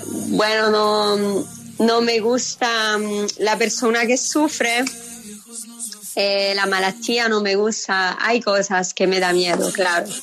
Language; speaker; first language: Spanish; non-native, fluent; Italian